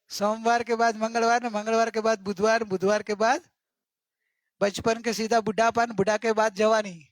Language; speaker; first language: Hindi; non-native, local second language; Gujarati